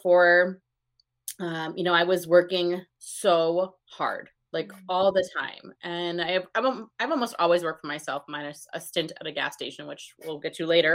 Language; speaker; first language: English; native; English